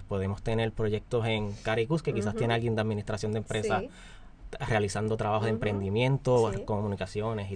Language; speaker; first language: Spanish; native; Spanish